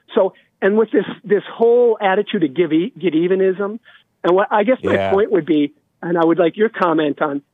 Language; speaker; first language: English; native; English